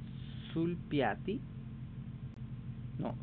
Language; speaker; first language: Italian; non-native, learner; Spanish